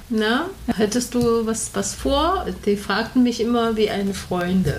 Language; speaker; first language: German; non-native, learner; Chinese